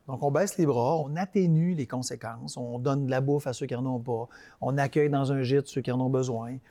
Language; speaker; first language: French; native; French